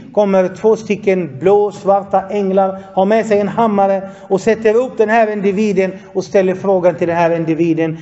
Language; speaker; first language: Swedish; non-native, fluent; Arabic